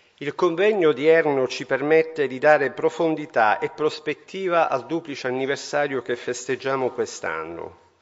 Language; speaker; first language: Italian; native; Italian